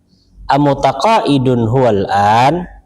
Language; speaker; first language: Arabic; non-native, fluent; Indonesian